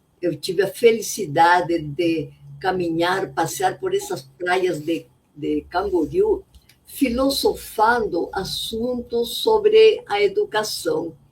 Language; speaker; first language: Portuguese; non-native, fluent; Spanish